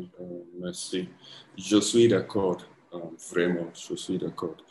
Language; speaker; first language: French; non-native, learner; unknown